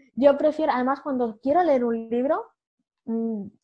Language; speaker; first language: Spanish; native; Spanish